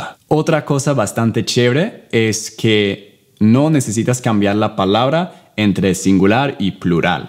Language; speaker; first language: Spanish; non-native, fluent; English